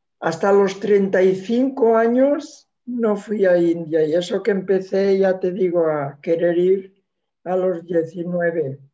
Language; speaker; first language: Spanish; non-native, local second language; Catalan